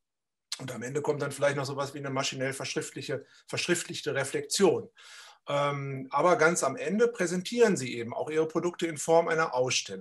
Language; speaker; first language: German; native; German